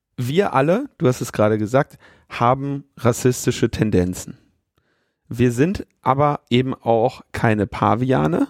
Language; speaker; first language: German; native; German